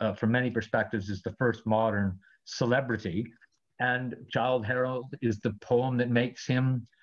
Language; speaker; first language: English; native; English